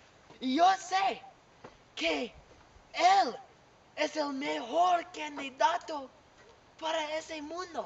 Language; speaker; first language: Spanish; non-native, learner; English